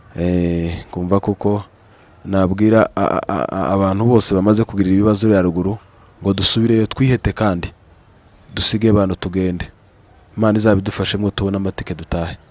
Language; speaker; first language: Kinyarwanda; native; Kinyarwanda